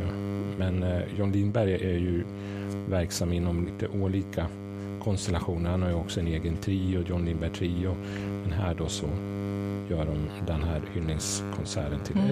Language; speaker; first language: Swedish; native; Swedish